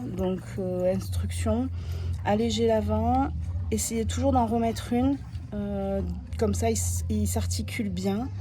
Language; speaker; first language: French; native; French